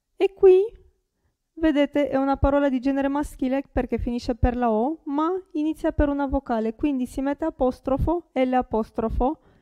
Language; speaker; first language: Italian; non-native, fluent; Romanian